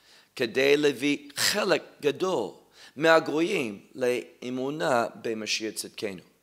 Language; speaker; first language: Hebrew; non-native, fluent; English